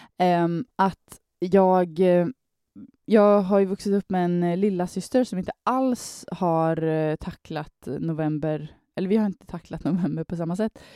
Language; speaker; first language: Swedish; native; Swedish